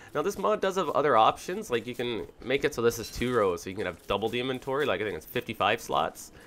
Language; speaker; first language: English; native; English